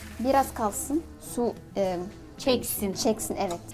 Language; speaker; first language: Turkish; non-native, learner; Arabic